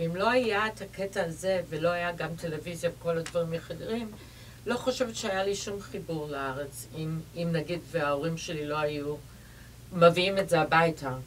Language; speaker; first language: Hebrew; early bilingual, heritage; Hebrew